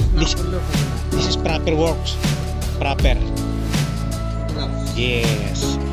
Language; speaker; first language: English; non-native, learner; Filipino